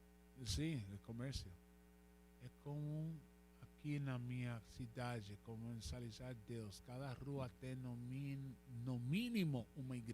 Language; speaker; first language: Portuguese; non-native, learner; Spanish